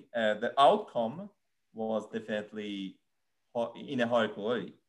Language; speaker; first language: English; non-native, fluent; Persian